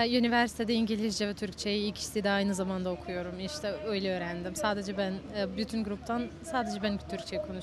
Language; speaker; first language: Turkish; non-native, fluent; Bosnian